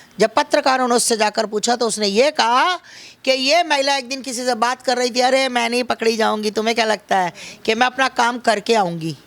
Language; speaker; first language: Hindi; native; Hindi